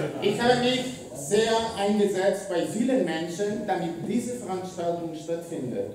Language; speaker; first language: German; non-native, fluent; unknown